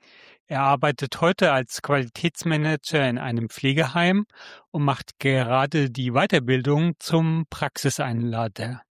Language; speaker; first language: German; native; German